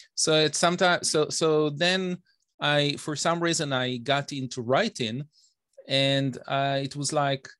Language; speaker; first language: English; non-native, fluent; Hebrew